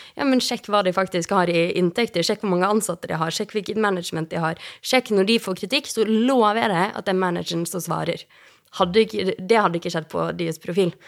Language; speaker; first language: Norwegian; native; Norwegian